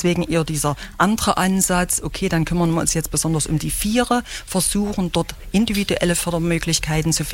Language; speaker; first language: German; native; German